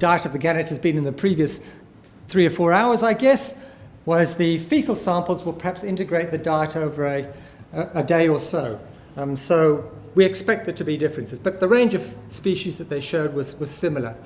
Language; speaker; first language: English; native; English